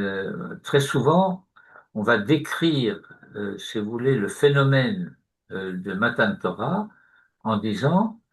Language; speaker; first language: French; native; French